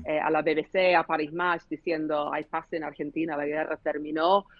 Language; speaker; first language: Spanish; non-native, fluent; English